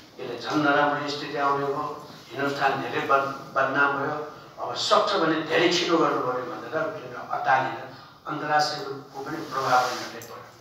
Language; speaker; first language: Nepali; non-native, local second language; Newari